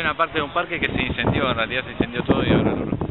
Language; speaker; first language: Spanish; native; Spanish